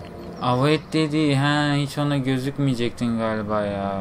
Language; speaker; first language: Turkish; native; Turkish